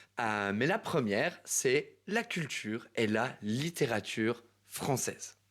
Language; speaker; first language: French; native; French